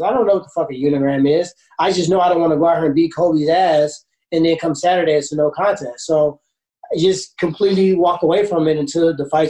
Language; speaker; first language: English; native; English